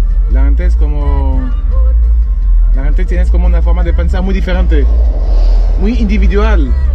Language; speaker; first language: Spanish; non-native, learner; French